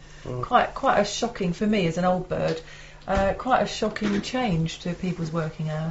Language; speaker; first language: English; native; English